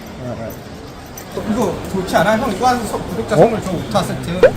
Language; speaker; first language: Korean; native; Korean